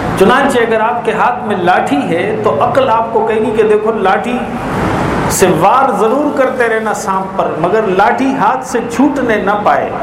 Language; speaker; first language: Urdu; native; Urdu